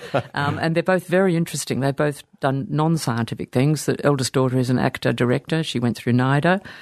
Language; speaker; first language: English; native; English